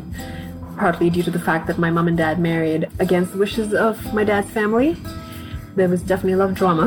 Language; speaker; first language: English; non-native, local second language; Tamil